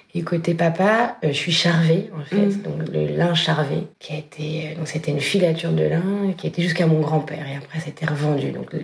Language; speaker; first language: French; native; French